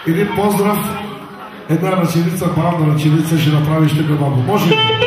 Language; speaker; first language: Bulgarian; non-native, local second language; Turkish